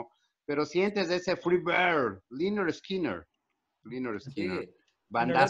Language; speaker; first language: Spanish; non-native, fluent; Portuguese